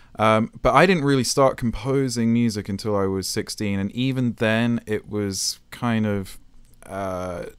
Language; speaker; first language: English; native; English